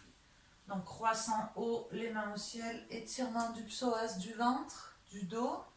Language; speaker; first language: French; native; French